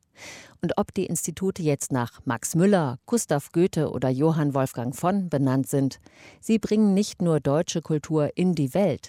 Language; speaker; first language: German; native; German